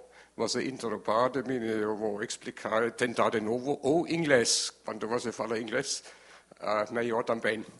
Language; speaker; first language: Portuguese; non-native, learner; German